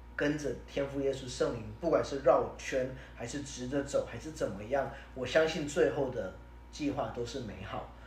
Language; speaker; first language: Chinese; early bilingual, heritage; Chinese